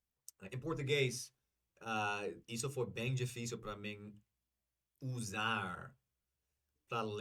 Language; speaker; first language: Portuguese; non-native, learner; English